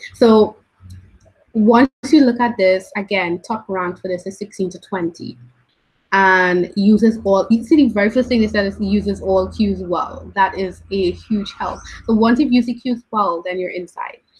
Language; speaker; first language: English; native; English